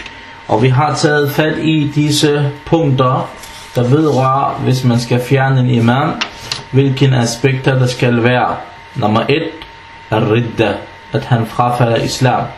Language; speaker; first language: Danish; early bilingual, other home language; Arabic